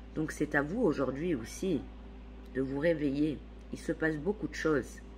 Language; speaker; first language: French; native; French